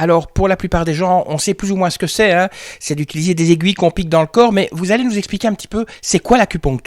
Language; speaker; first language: French; native; French